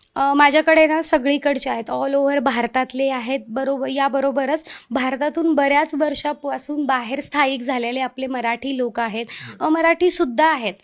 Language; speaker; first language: Marathi; non-native, local second language; Hindi